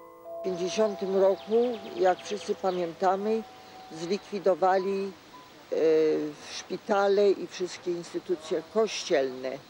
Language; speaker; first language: Polish; native; Polish